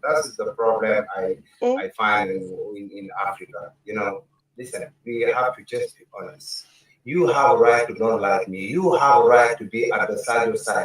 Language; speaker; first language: English; non-native, learner; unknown